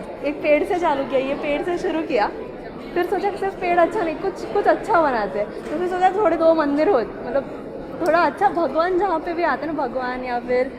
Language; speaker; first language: Hindi; native; Hindi